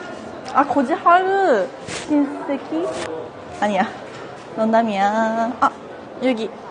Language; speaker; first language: Korean; non-native, learner; Japanese